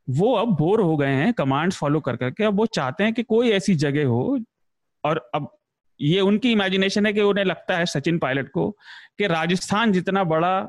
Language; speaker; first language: Hindi; native; Hindi